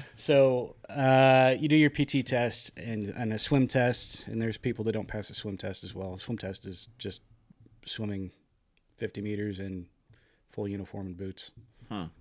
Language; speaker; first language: English; native; English